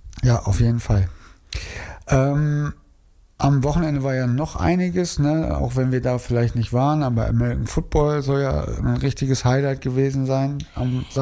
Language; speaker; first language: German; native; German